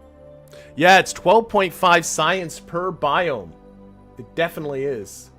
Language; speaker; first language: English; native; English